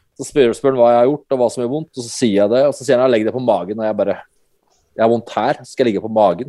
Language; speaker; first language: Norwegian; native; Norwegian